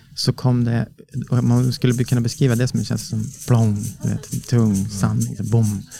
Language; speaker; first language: Swedish; native; Swedish